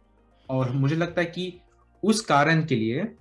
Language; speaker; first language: Hindi; early bilingual, heritage; Hindi